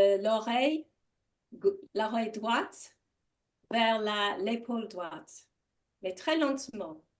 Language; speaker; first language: French; non-native, learner; English